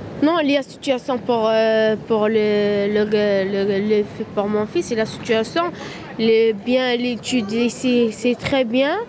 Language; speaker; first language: French; non-native, learner; Arabic